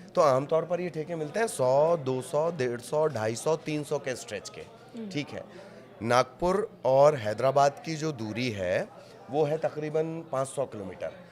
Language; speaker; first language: Hindi; native; Hindi